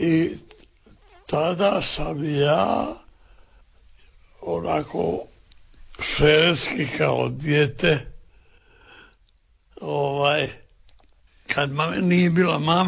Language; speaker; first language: Serbian; native; Serbian